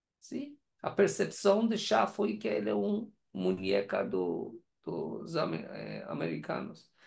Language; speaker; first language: Portuguese; non-native, learner; Persian